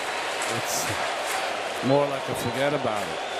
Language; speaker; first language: English; native; English